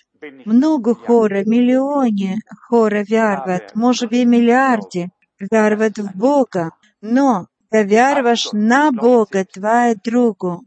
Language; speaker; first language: Bulgarian; non-native, fluent; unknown